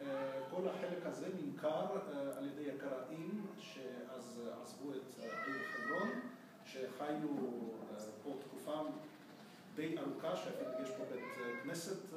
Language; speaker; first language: Hebrew; non-native, fluent; Russian